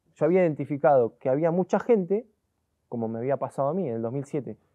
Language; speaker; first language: Spanish; native; Spanish